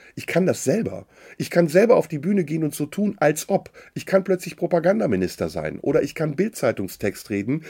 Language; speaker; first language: German; early bilingual, other home language; Turkish